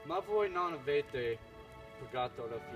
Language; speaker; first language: Italian; non-native, learner; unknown